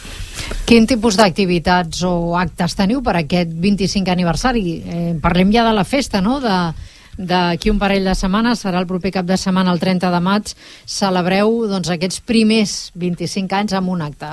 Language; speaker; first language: Catalan; native; Catalan